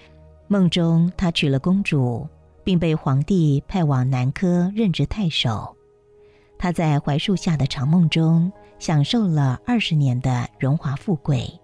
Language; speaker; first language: Chinese; native; Chinese